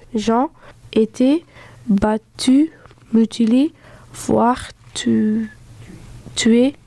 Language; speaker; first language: French; early bilingual, other home language; Dutch